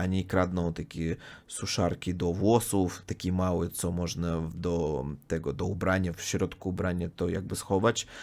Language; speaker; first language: Polish; non-native, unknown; Russian